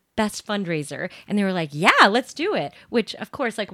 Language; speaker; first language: English; native; English